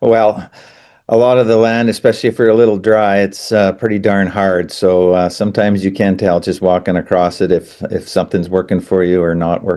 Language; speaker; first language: English; native; English